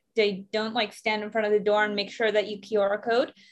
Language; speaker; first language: English; non-native, fluent; Persian